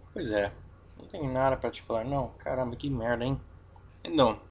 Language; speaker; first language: Portuguese; non-native, fluent; English